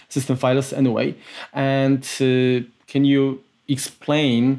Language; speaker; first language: English; non-native, fluent; Polish